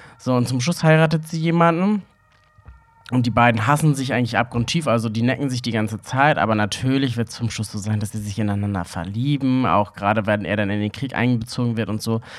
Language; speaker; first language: German; native; German